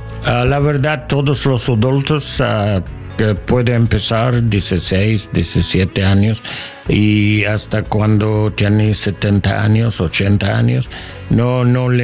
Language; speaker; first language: Spanish; non-native, learner; English